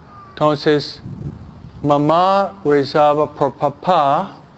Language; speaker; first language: Spanish; non-native, fluent; English